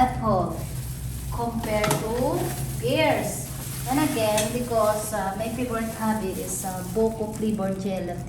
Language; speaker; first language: English; non-native, learner; Filipino